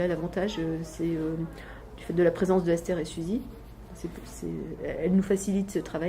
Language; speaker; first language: French; native; French